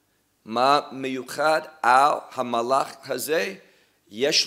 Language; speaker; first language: Hebrew; non-native, fluent; English